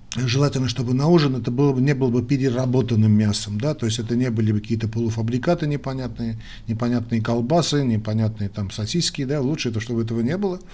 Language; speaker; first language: Russian; non-native, local second language; Armenian